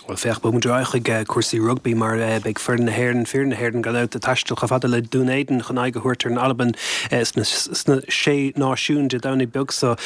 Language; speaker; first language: Irish; native; Irish